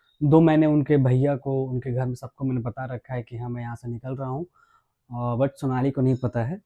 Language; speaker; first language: Hindi; native; Hindi